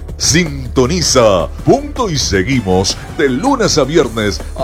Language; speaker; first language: Spanish; native; Spanish